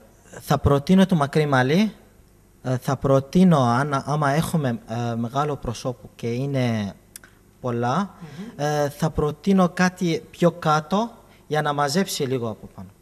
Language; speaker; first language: Greek; non-native, fluent; Arabic